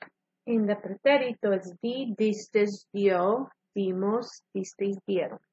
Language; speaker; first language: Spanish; non-native, fluent; English